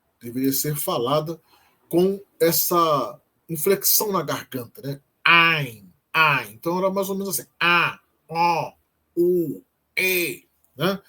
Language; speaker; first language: Portuguese; native; Portuguese